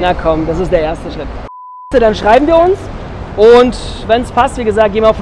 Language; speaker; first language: German; native; German